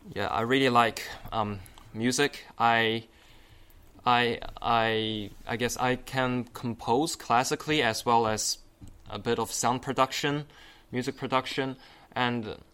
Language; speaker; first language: English; non-native, fluent; Chinese